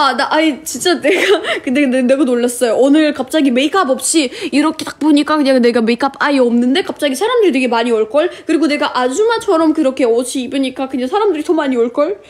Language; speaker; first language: Korean; non-native, fluent; Russian